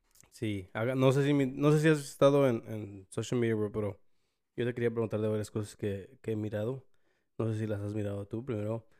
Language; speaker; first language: Spanish; early bilingual, heritage; Spanish